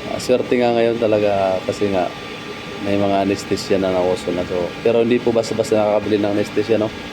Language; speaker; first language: Filipino; non-native, local second language; Waray